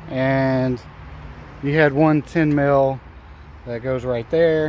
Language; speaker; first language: English; native; English